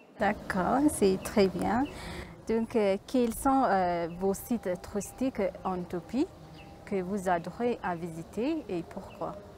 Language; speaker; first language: French; non-native, fluent; Amharic